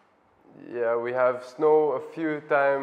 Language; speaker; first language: English; non-native, fluent; Dutch